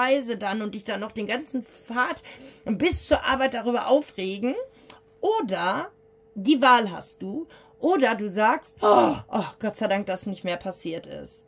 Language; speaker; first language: German; native; German